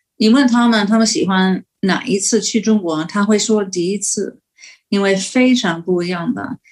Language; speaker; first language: Chinese; non-native, fluent; English